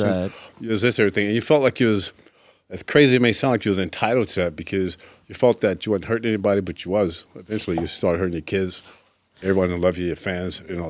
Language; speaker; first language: English; native; English